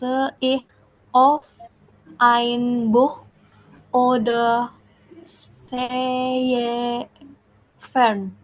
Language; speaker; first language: German; non-native, learner; Indonesian